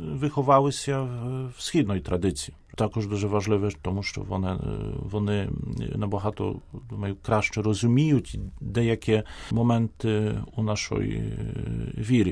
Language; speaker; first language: Ukrainian; non-native, fluent; Polish